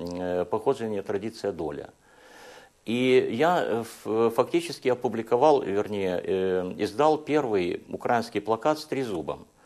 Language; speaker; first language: Russian; non-native, local second language; Hungarian